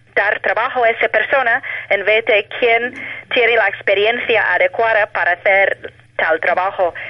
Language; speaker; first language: Spanish; non-native, fluent; English